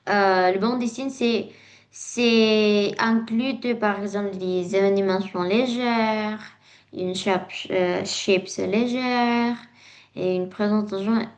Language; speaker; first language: French; non-native, learner; Indonesian